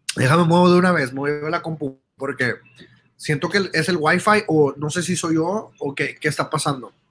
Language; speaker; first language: Spanish; early bilingual, heritage; Spanish